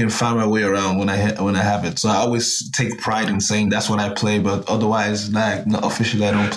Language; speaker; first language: English; non-native, local second language; Yoruba